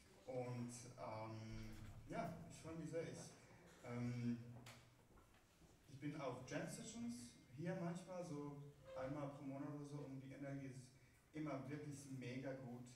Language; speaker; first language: German; non-native, fluent; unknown